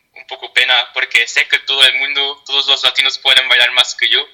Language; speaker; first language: Spanish; non-native, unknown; Dutch